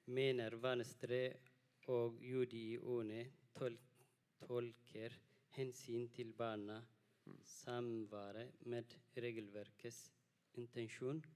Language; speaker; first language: Norwegian; non-native, learner; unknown